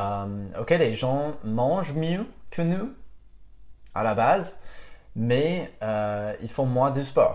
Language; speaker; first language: French; non-native, fluent; English